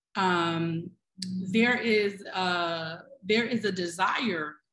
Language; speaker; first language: English; native; English